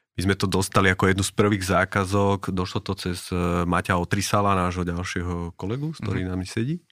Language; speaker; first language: Slovak; native; Slovak